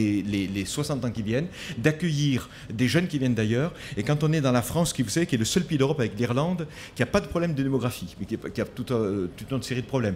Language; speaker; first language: French; native; French